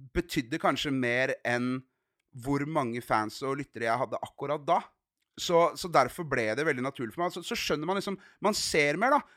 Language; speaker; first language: Norwegian; native; Norwegian